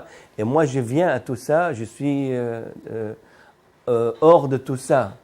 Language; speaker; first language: French; non-native, fluent; Arabic